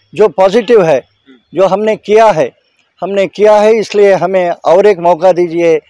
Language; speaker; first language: Hindi; non-native, local second language; Kannada